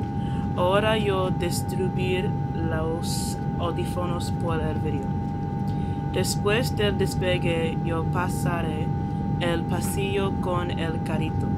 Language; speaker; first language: Spanish; non-native, learner; English